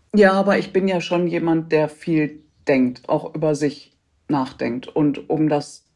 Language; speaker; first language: German; native; German